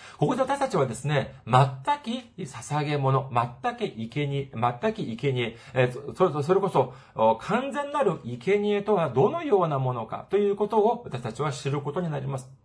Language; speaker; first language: Japanese; non-native, fluent; Korean